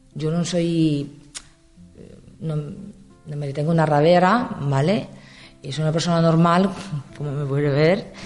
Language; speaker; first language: Spanish; non-native, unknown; Italian